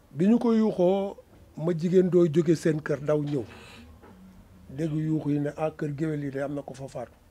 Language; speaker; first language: Wolof; native; Wolof